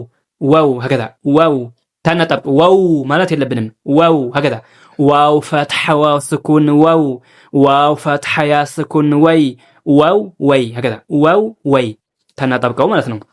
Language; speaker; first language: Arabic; non-native, fluent; Amharic